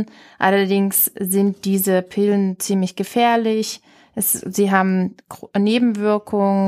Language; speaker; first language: German; native; German